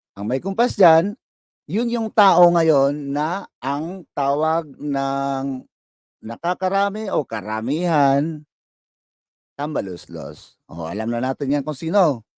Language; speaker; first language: Filipino; non-native, local second language; Cebuano